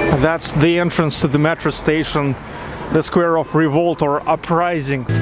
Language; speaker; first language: English; non-native, learner; Russian